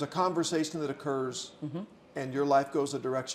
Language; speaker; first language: English; native; English